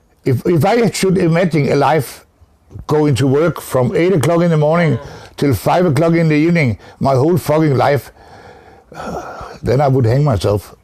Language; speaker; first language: English; non-native, fluent; Danish